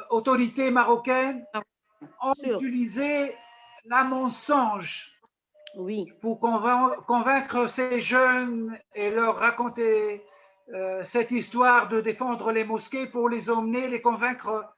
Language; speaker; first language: French; non-native, local second language; Arabic